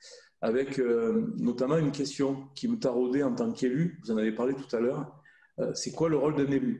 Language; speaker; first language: French; native; French